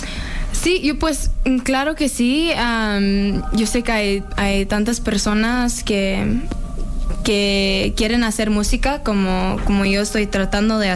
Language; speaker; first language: Spanish; non-native, learner; English